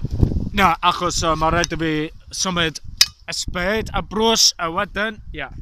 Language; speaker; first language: Welsh; non-native, learner; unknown